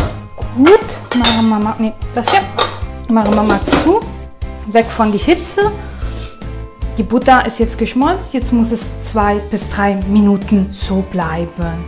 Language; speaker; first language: German; non-native, fluent; Italian